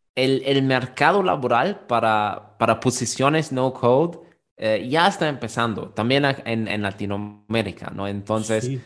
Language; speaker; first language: Spanish; non-native, fluent; German